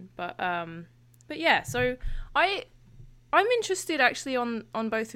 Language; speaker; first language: English; native; English